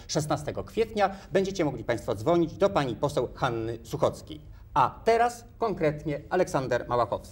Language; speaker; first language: Polish; native; Polish